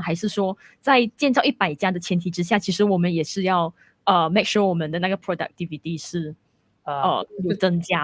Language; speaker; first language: Chinese; native; Chinese